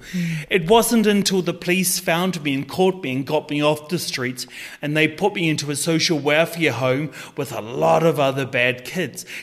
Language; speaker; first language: English; native; English